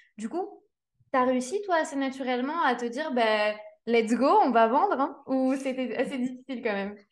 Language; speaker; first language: French; native; French